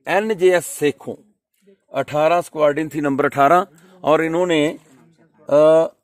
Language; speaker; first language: Hindi; non-native, local second language; Punjabi